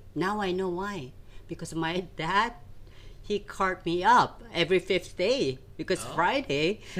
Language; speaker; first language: English; non-native, fluent; Korean